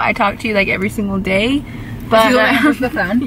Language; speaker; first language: English; native; English